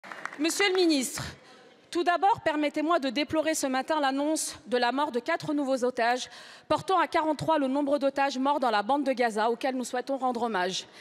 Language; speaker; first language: French; native; French